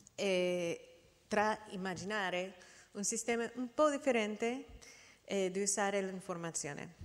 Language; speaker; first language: Italian; non-native, fluent; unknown